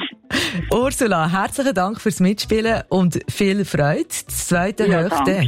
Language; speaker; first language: German; native; German